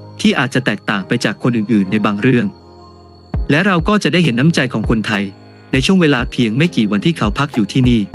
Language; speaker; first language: Thai; native; Thai